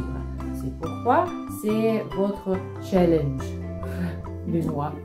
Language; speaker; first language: French; non-native, fluent; Russian